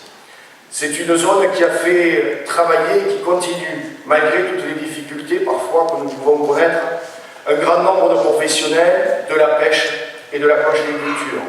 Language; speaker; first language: French; native; French